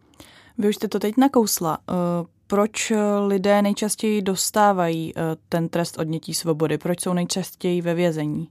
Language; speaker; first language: Czech; native; Czech